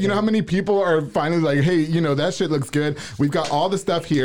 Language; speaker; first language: English; native; English